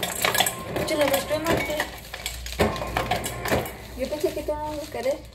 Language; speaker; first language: Spanish; early bilingual, heritage; Spanish